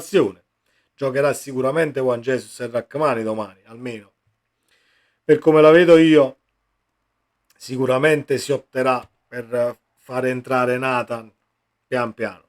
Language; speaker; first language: Italian; native; Italian